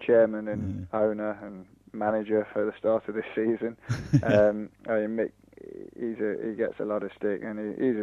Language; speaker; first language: English; native; English